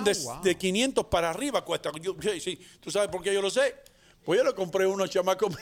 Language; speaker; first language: Spanish; native; Spanish